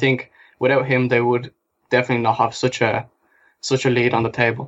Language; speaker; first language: English; native; English